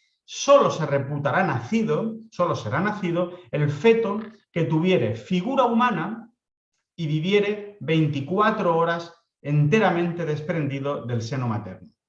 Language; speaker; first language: Spanish; native; Spanish